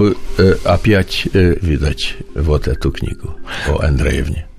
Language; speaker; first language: Russian; non-native, learner; Hungarian